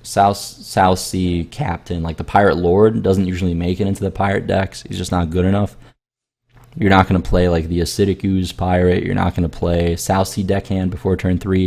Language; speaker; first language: English; native; English